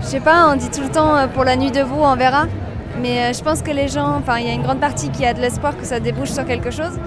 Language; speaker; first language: French; non-native, fluent; German